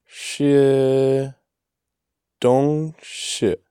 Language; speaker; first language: Chinese; non-native, learner; English